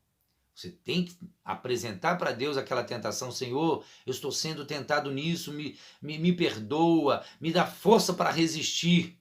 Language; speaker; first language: Portuguese; native; Portuguese